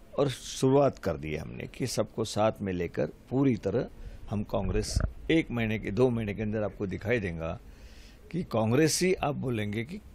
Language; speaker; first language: Hindi; non-native, local second language; Marathi